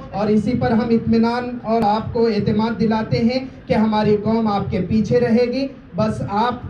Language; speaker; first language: Urdu; native; Urdu